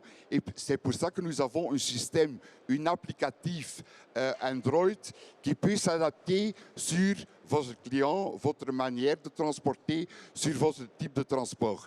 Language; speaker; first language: French; non-native, fluent; Dutch